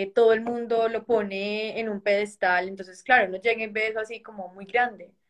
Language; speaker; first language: Spanish; native; Spanish